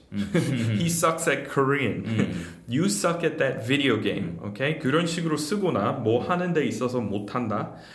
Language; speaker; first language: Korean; non-native, fluent; English